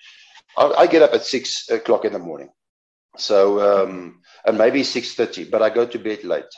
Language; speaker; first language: English; non-native, local second language; Afrikaans